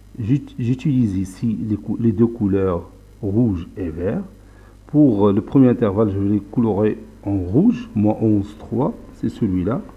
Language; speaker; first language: French; non-native, local second language; Arabic